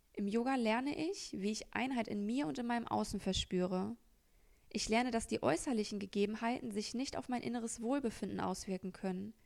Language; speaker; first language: German; native; German